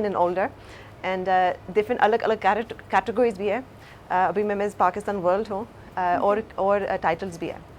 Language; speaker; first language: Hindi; early bilingual, heritage; Hindi